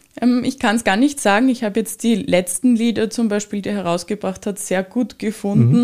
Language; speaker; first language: German; native; German